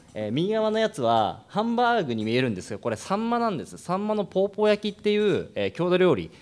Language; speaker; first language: Japanese; native; Japanese